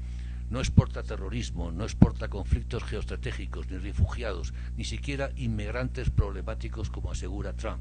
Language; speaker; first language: Spanish; native; Spanish